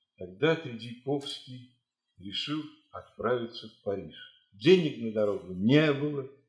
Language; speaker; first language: Russian; native; Russian